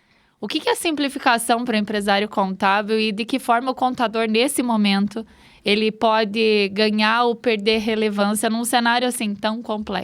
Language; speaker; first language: Portuguese; native; Portuguese